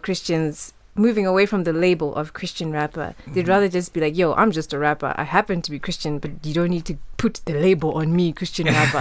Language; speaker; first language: English; non-native, local second language; Shona